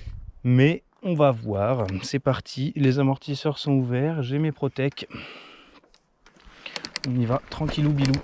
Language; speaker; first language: French; native; French